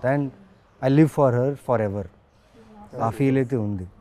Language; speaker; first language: Telugu; native; Telugu